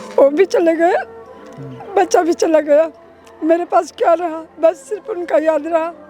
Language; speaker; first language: Hindi; native; Hindi